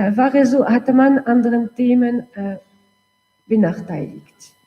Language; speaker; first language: German; non-native, local second language; French